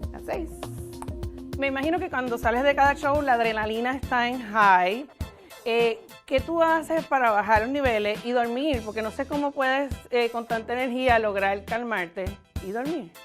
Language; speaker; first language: Spanish; native; Spanish